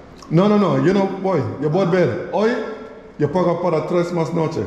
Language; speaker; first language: Spanish; non-native, learner; English